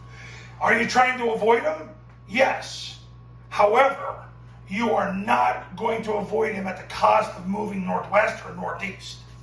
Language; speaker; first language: English; native; English